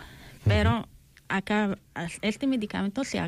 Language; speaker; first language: Spanish; non-native, learner; Arabic